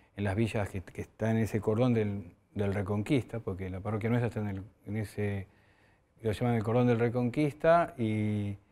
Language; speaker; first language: Spanish; native; Spanish